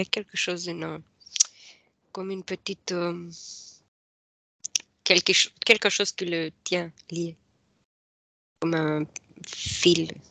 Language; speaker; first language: French; non-native, fluent; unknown